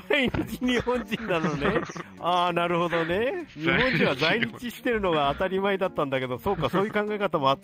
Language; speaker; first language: Japanese; native; Japanese